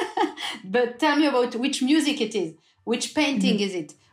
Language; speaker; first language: English; non-native, fluent; French